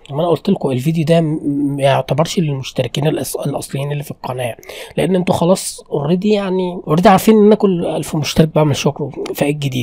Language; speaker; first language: Arabic; native; Arabic